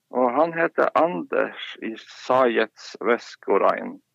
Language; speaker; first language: Norwegian; native; Norwegian